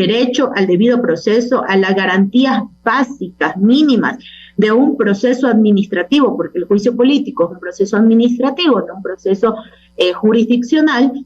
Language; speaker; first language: Spanish; native; Spanish